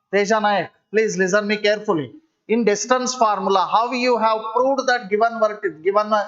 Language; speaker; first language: English; non-native, local second language; Kannada